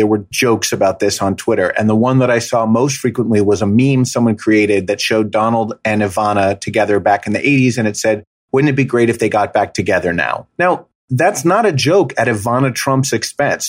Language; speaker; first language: English; native; English